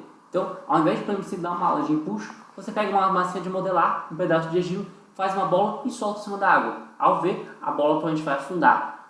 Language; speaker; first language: Portuguese; native; Portuguese